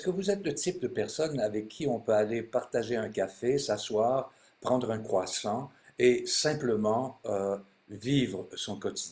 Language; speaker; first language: French; native; French